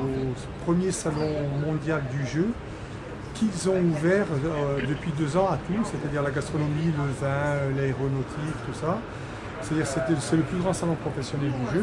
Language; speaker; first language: French; native; French